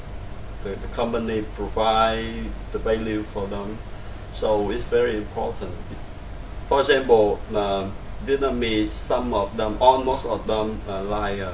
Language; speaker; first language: English; non-native, learner; Vietnamese